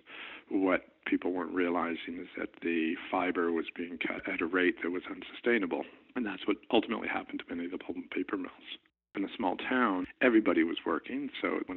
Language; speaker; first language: English; native; English